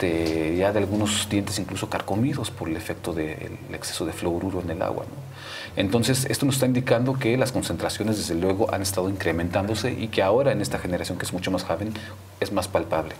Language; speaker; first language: Spanish; native; Spanish